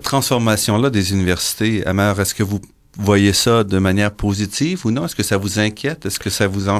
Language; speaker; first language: French; native; French